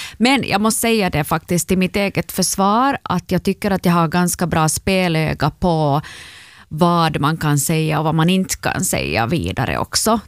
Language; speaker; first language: Swedish; native; Swedish